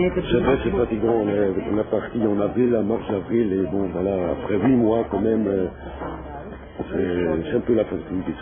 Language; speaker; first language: French; non-native, learner; Dutch